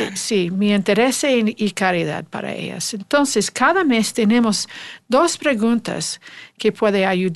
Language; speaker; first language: Spanish; non-native, learner; English